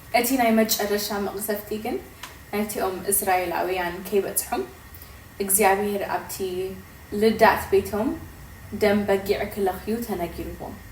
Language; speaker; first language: Tigrinya; early bilingual, heritage; Tigrinya